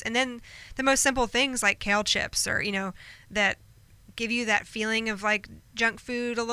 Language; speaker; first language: English; native; English